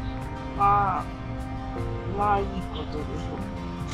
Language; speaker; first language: Japanese; early bilingual, heritage; Chinese